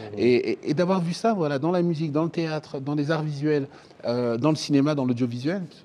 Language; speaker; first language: French; early bilingual, other home language; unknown